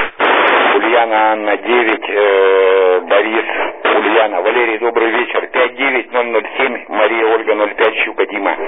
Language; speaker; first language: Russian; native; Russian